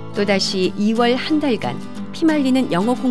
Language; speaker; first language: Korean; native; Korean